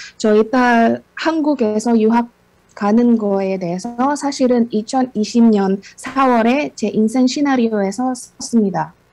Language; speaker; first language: Korean; non-native, fluent; Indonesian